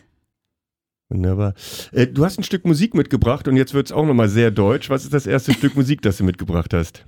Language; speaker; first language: German; native; German